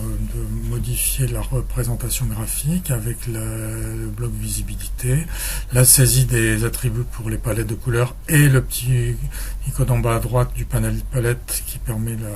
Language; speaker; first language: French; native; French